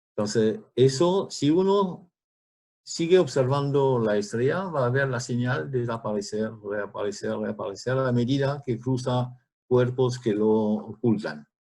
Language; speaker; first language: Spanish; non-native, fluent; French